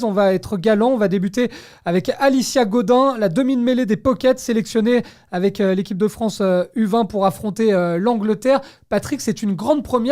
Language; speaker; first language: French; native; French